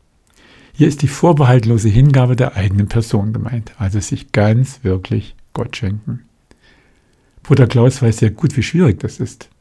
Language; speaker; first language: German; native; German